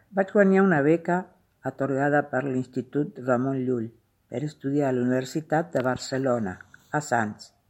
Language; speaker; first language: Catalan; non-native, fluent; Spanish